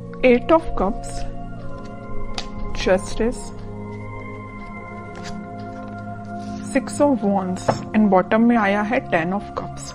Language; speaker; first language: Hindi; native; Hindi